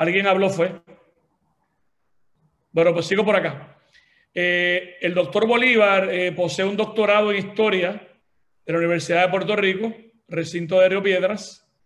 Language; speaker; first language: Spanish; native; Spanish